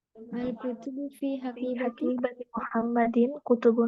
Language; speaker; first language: Arabic; non-native, learner; Tamil